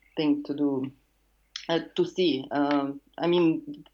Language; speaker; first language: English; non-native, fluent; Serbian